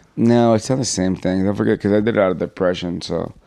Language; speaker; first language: English; native; English